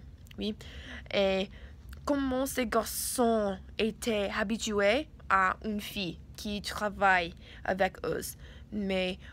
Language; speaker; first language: French; non-native, learner; English